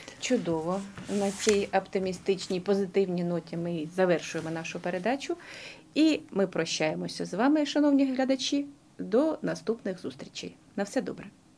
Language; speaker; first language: Ukrainian; native; Ukrainian